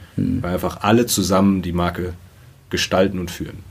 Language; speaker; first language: German; native; German